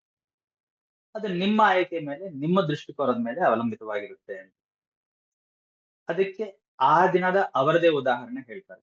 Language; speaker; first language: Kannada; native; Kannada